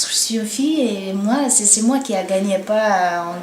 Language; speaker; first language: French; non-native, learner; Bulgarian